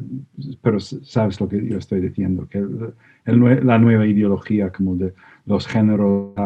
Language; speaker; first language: Spanish; non-native, fluent; English